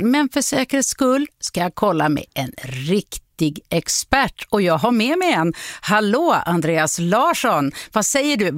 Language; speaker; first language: Swedish; native; Swedish